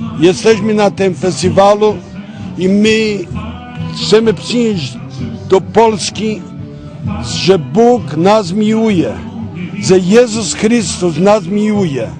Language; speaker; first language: Polish; early bilingual, heritage; Polish